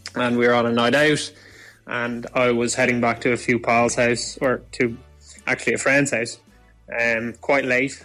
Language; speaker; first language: English; native; English